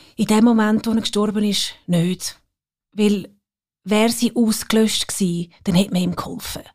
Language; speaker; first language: German; native; German